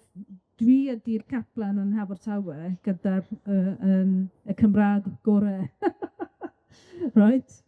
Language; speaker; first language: Welsh; non-native, local second language; English